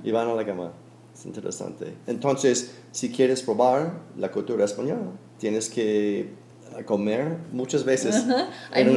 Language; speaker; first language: Spanish; non-native, fluent; English